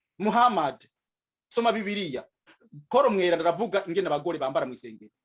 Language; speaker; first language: Rundi; native; Rundi